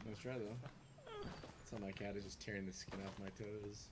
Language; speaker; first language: English; native; English